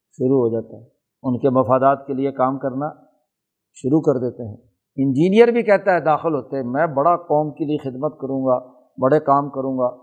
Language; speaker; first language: Urdu; non-native, local second language; Punjabi